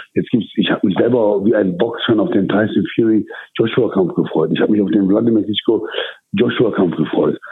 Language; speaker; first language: German; early bilingual, other home language; Turkish